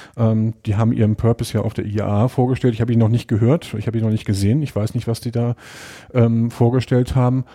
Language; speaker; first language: German; native; German